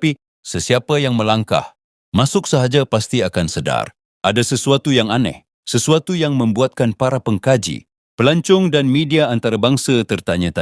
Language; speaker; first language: Malay; native; Malay